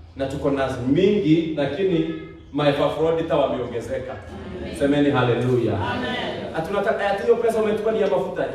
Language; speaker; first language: Swahili; non-native, local second language; Kikuyu